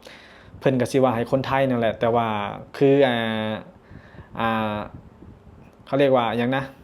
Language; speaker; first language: Thai; non-native, local second language; Northeastern Thai